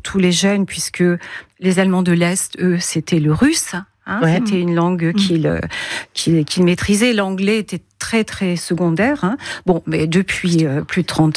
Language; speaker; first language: French; native; French